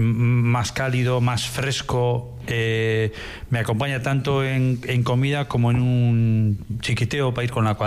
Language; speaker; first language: Spanish; native; Spanish